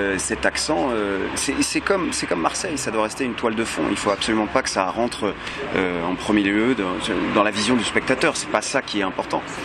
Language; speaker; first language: French; native; French